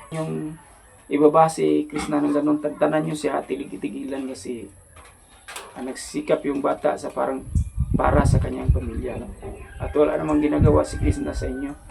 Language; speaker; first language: Filipino; non-native, local second language; Cebuano